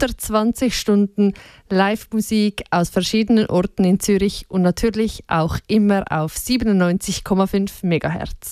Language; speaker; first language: German; native; German